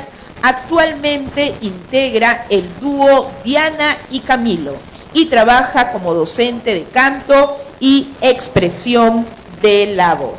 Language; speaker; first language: Spanish; native; Spanish